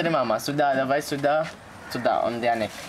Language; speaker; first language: Russian; non-native, learner; Swahili